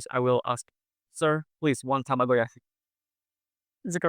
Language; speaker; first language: English; non-native, fluent; Indonesian